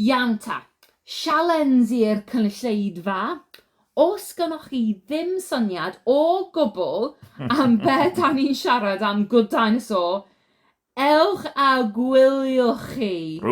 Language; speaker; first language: Welsh; non-native, learner; English